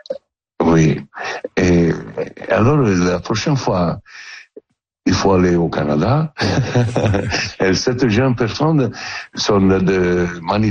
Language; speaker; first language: French; non-native, learner; Italian